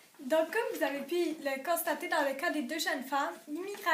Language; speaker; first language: French; native; French